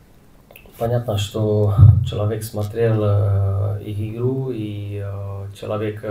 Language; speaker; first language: Russian; non-native, fluent; Czech